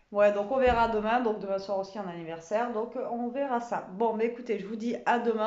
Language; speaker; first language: French; native; French